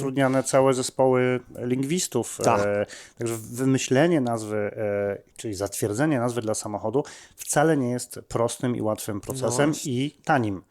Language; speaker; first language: Polish; native; Polish